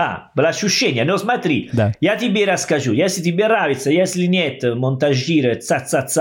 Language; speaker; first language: Russian; non-native, fluent; Italian